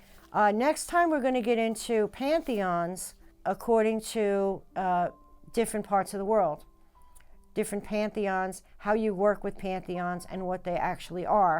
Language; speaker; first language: English; native; English